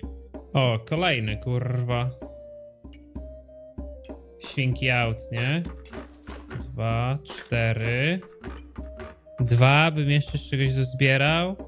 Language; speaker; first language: Polish; native; Polish